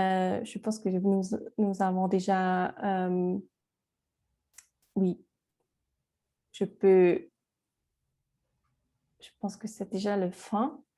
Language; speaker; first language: French; non-native, fluent; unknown